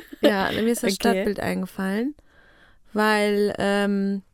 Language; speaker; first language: German; native; German